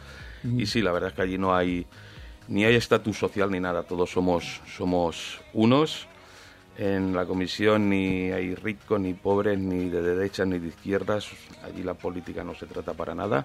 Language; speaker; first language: Spanish; native; Spanish